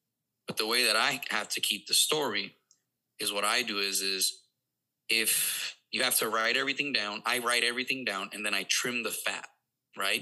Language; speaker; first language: English; non-native, fluent; Spanish